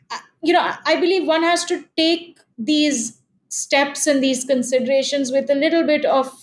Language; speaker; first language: English; non-native, local second language; Hindi